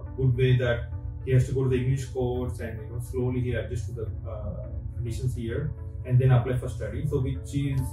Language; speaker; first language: English; non-native, local second language; Telugu